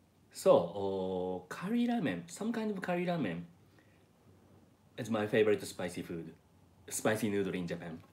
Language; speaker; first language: English; non-native, learner; Japanese